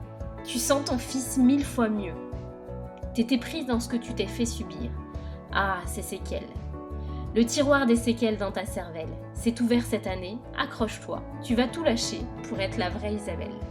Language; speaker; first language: French; native; French